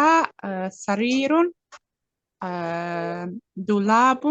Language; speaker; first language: Arabic; non-native, learner; Bosnian